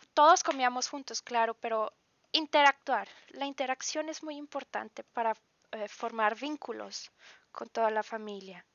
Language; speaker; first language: Spanish; native; Spanish